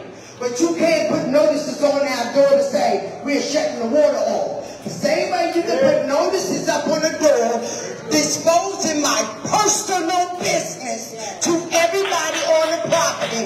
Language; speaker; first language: English; native; English